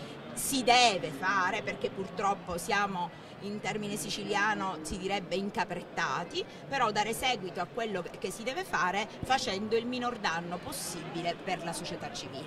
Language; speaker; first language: Italian; native; Italian